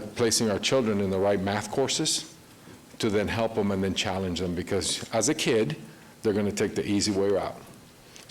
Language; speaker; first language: English; early bilingual, other home language; Spanish